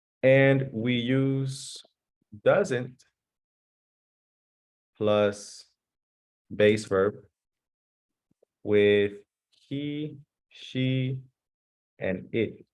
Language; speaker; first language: English; early bilingual, other home language; Spanish